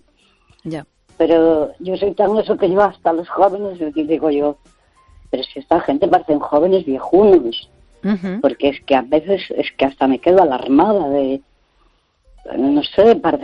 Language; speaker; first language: Spanish; native; Spanish